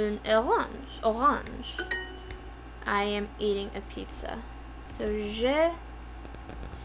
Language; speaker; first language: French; non-native, learner; English